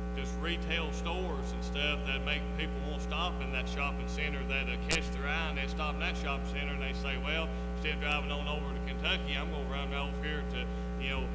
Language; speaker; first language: English; native; English